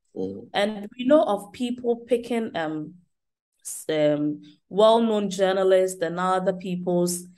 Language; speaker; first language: English; non-native, local second language; Akan